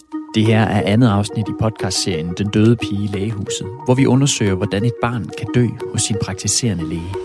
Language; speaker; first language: Danish; native; Danish